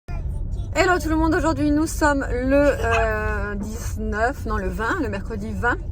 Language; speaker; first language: French; native; French